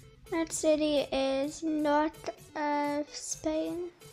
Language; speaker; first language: English; native; English